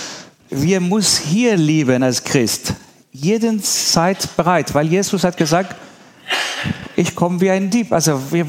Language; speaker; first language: German; non-native, learner; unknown